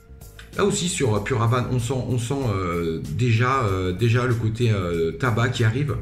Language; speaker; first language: French; native; French